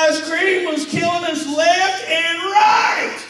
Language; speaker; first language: English; native; English